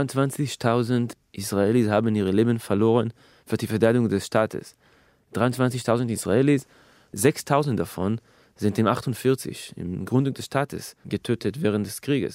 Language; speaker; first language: German; non-native, fluent; Hebrew